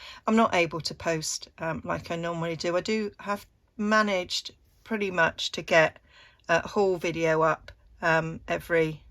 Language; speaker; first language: English; native; English